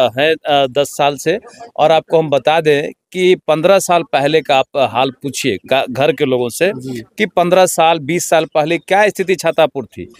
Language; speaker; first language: Hindi; native; Hindi